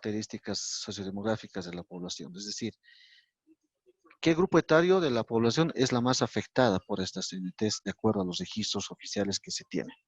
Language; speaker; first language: Spanish; native; Spanish